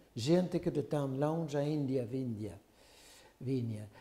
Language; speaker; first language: Portuguese; non-native, fluent; French